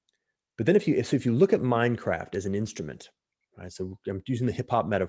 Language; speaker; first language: English; native; English